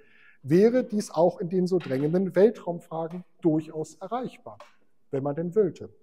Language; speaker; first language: German; native; German